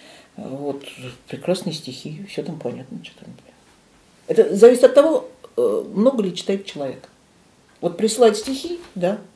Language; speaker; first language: Russian; native; Russian